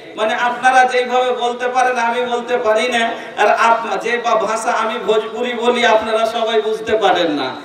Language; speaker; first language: Bangla; non-native, local second language; Bhojpuri